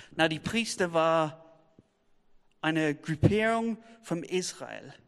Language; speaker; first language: German; non-native, fluent; English